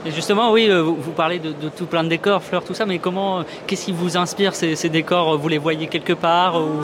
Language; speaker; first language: French; native; French